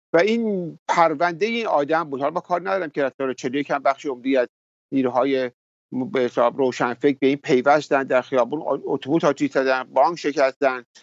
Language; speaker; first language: Persian; native; Persian